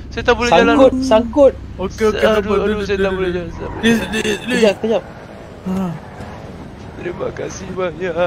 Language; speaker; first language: Malay; native; Malay